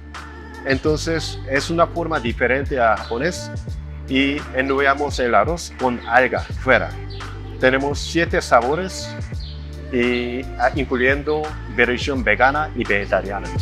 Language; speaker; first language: Spanish; non-native, fluent; Korean